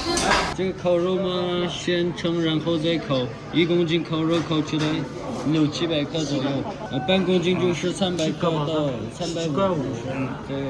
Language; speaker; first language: Chinese; non-native, local second language; Uyghur